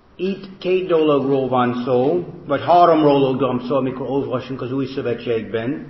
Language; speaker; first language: Hungarian; non-native, fluent; English